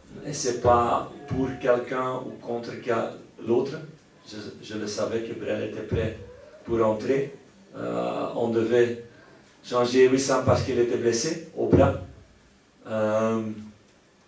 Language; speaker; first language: French; non-native, local second language; Dutch